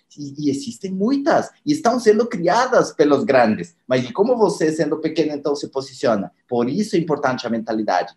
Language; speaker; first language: Portuguese; non-native, fluent; Spanish